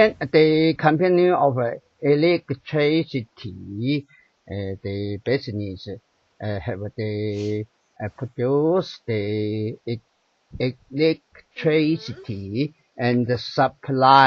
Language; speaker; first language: English; non-native, learner; Chinese